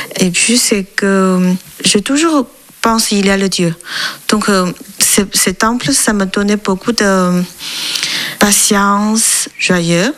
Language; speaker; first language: French; non-native, learner; Chinese